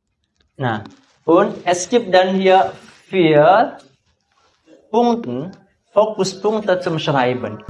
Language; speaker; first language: German; non-native, fluent; Indonesian